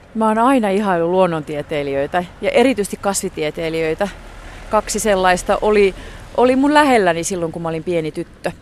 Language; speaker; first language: Finnish; native; Finnish